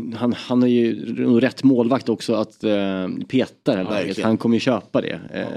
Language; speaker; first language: Swedish; native; Swedish